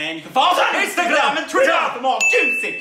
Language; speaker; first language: English; native; English